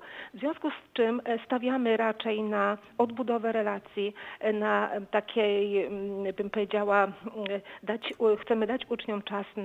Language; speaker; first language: Polish; native; Polish